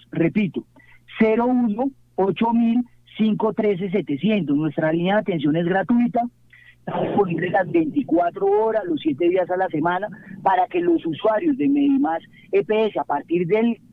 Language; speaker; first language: Spanish; native; Spanish